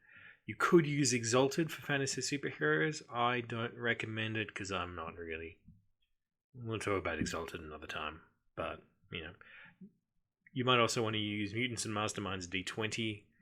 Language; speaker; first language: English; native; English